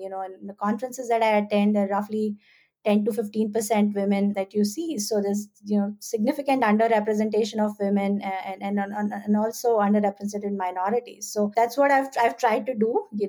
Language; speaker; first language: English; non-native, local second language; Hindi